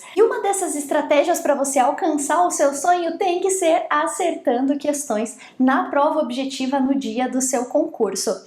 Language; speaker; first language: Portuguese; native; Portuguese